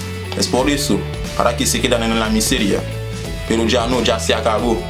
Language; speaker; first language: Spanish; non-native, fluent; Haitian Creole